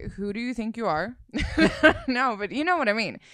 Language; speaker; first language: English; non-native, fluent; Swedish